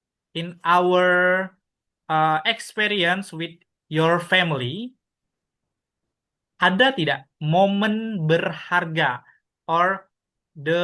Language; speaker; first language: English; non-native, learner; Indonesian